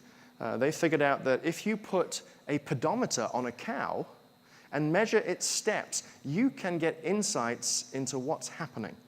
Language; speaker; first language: English; native; English